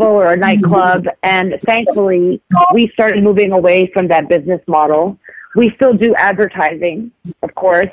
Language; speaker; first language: English; non-native, local second language; Filipino